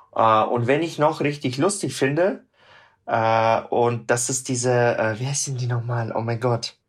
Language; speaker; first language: German; non-native, fluent; Russian